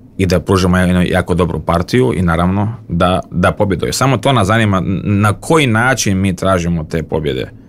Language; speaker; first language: Serbian; early bilingual, heritage; Bosnian